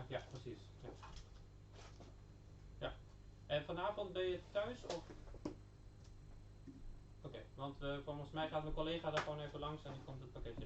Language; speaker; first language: Dutch; native; Dutch